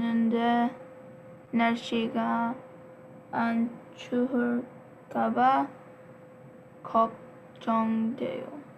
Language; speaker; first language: Korean; non-native, learner; English